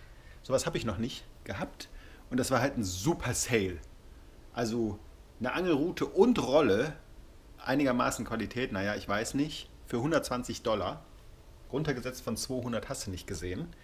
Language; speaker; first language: German; native; German